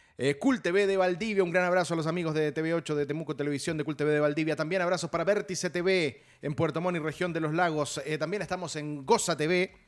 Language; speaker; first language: Spanish; native; Spanish